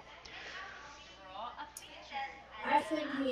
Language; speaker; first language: English; non-native, learner; Vietnamese